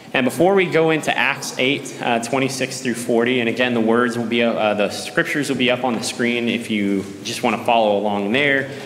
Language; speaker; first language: English; native; English